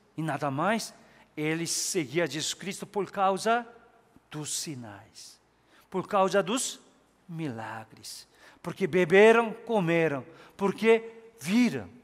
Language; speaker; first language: Portuguese; non-native, fluent; Korean